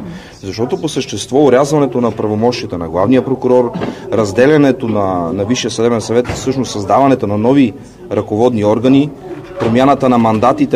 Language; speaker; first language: Bulgarian; native; Bulgarian